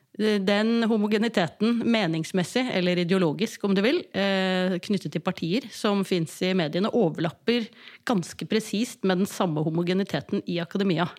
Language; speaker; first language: Norwegian; native; Norwegian